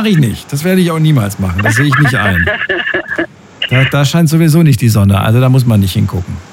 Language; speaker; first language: German; native; German